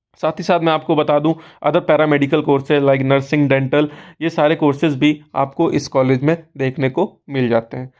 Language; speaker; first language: Hindi; native; Hindi